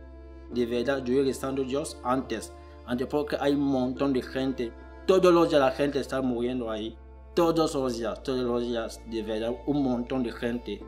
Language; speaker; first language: Spanish; non-native, learner; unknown